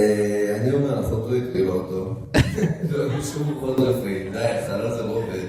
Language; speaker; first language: Hebrew; native; Hebrew